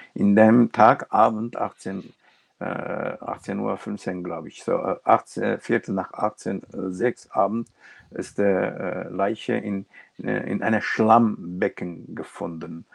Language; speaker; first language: German; non-native, local second language; Turkish